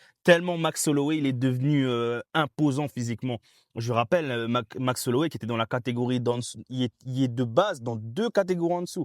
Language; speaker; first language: French; native; French